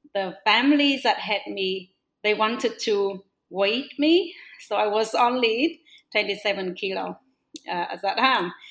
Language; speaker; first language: English; non-native, fluent; Vietnamese